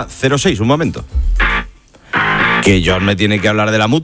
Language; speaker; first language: Spanish; native; Spanish